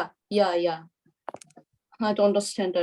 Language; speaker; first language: English; non-native, learner; Korean